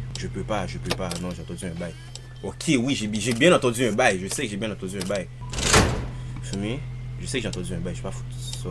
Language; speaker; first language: French; native; French